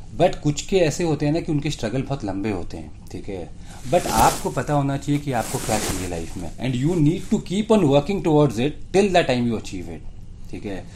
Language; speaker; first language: Hindi; native; Hindi